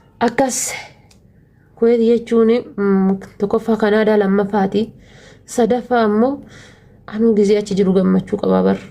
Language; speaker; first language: Oromo; early bilingual, heritage; Oromo